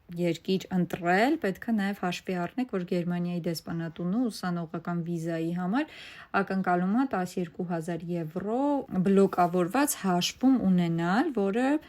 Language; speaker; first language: Armenian; native; Armenian